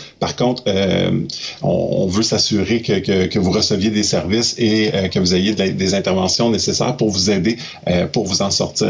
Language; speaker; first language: French; native; French